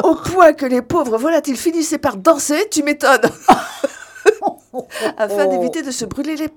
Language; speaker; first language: French; native; French